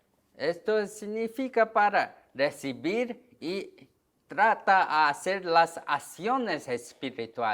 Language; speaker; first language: Spanish; non-native, learner; Korean